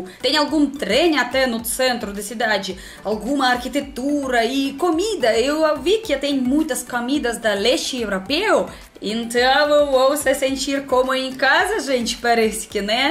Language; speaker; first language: Portuguese; non-native, learner; Russian